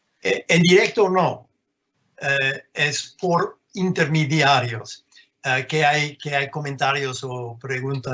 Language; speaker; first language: Spanish; non-native, fluent; English